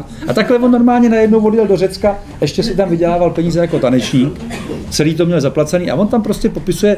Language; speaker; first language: Czech; native; Czech